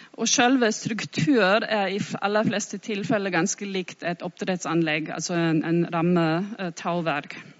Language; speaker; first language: Norwegian; non-native, fluent; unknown